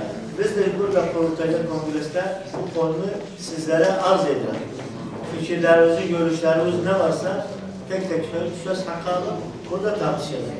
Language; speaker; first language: Turkish; native; Turkish